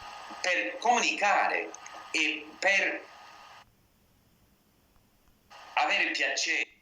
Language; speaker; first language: Italian; non-native, learner; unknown